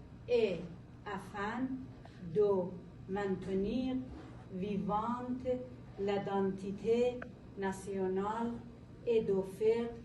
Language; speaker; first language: French; non-native, learner; Persian